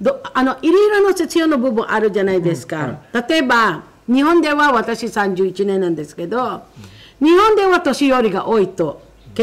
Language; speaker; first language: Japanese; non-native, fluent; Filipino